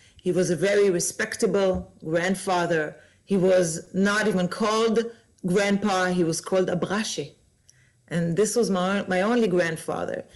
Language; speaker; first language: English; non-native, fluent; Hebrew